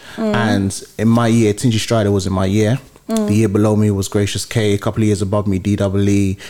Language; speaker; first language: English; early bilingual, other home language; Yoruba